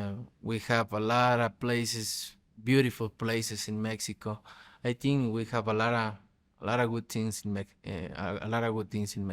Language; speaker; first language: English; non-native, fluent; Spanish